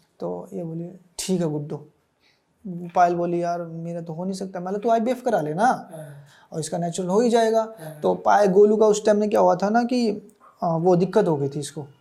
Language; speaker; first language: Hindi; native; Hindi